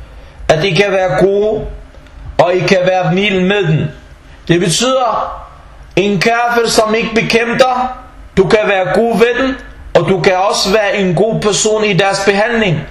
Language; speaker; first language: Danish; early bilingual, other home language; Arabic